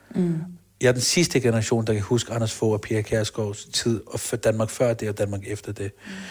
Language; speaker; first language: Danish; early bilingual, other home language; Urdu